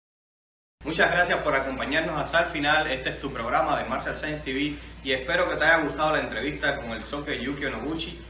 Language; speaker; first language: Spanish; native; Spanish